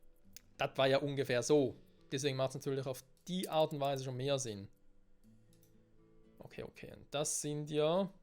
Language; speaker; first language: German; native; German